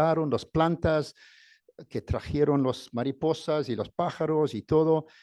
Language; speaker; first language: Spanish; non-native, fluent; English